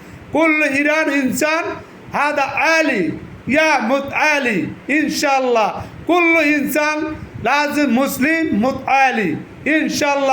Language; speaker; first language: Arabic; non-native, learner; Bangla